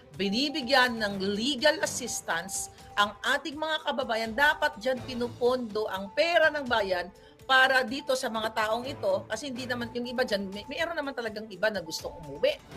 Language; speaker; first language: Filipino; native; Filipino